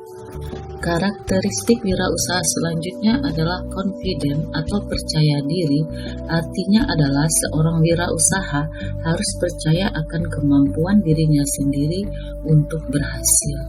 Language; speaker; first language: Indonesian; native; Indonesian